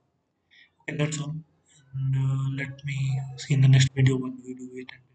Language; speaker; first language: English; non-native, fluent; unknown